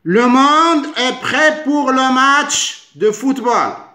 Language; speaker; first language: French; non-native, local second language; Arabic